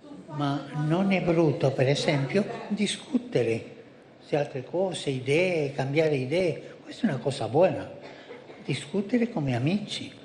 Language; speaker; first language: Italian; non-native, fluent; Spanish